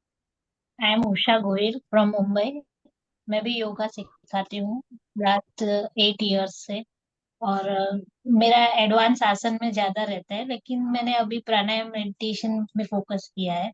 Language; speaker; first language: Hindi; non-native, local second language; Gujarati